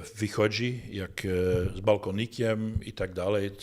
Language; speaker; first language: Polish; non-native, fluent; Dutch